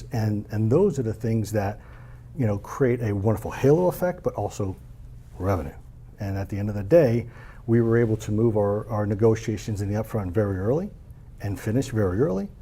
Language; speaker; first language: English; native; English